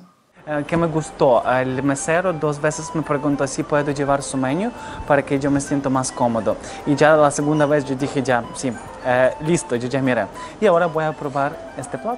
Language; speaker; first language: Spanish; non-native, fluent; Ukrainian